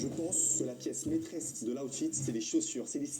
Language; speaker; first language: French; native; French